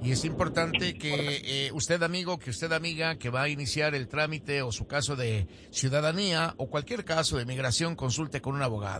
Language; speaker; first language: Spanish; native; Spanish